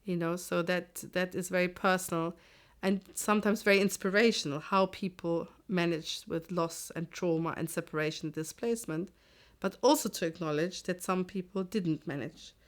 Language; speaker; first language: English; non-native, fluent; German